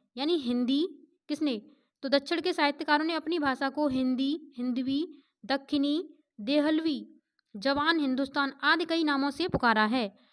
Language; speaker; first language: Hindi; native; Hindi